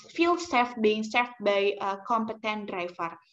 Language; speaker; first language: English; non-native, learner; Indonesian